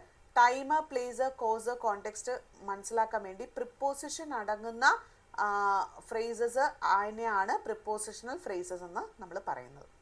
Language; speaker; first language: Malayalam; native; Malayalam